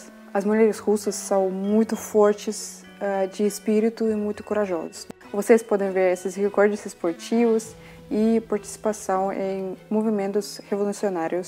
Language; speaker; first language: Portuguese; non-native, fluent; Russian